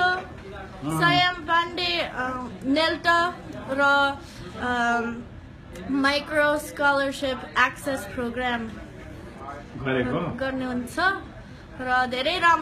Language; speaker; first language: Nepali; non-native, learner; English